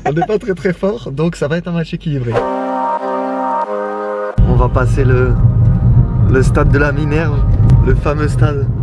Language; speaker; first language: French; native; French